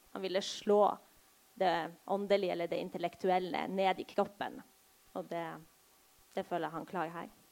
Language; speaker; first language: Norwegian; early bilingual, other home language; Polish